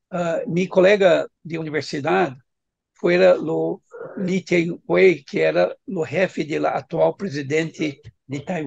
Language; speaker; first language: Spanish; non-native, fluent; Portuguese